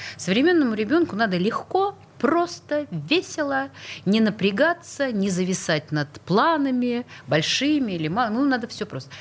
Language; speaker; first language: Russian; native; Russian